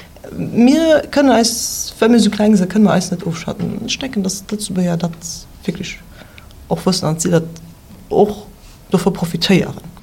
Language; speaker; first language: German; non-native, local second language; Luxembourgish